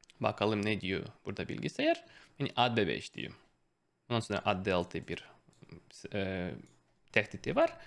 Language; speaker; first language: Turkish; non-native, fluent; Russian